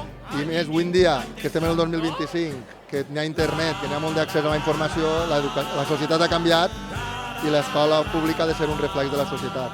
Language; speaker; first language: Catalan; native; Catalan